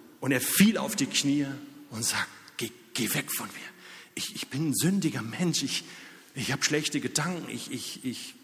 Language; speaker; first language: German; native; German